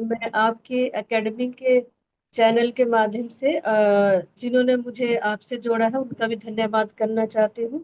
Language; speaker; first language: Hindi; native; Hindi